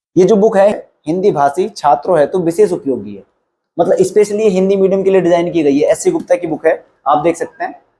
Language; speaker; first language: Hindi; native; Hindi